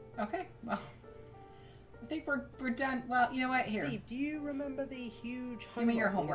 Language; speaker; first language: English; native; English